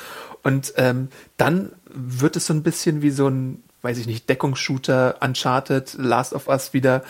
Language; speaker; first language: German; native; German